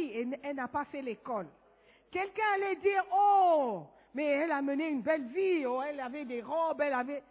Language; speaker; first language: French; non-native, fluent; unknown